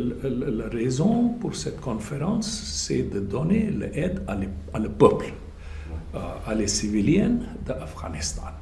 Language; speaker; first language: French; non-native, fluent; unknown